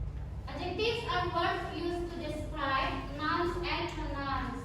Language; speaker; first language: English; non-native, learner; Indonesian